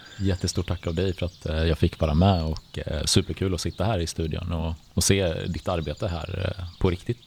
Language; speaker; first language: Swedish; early bilingual, other home language; Bosnian